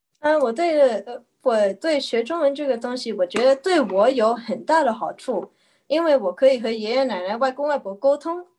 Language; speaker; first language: Chinese; early bilingual, heritage; Chinese